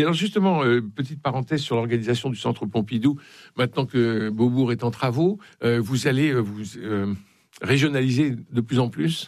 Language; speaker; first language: French; native; French